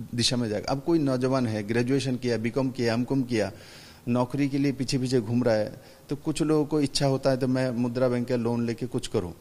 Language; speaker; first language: Hindi; non-native, local second language; Bangla